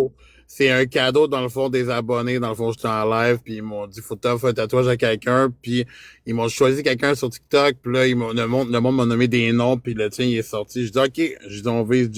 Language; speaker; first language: French; native; French